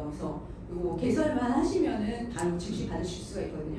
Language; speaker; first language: Korean; native; Korean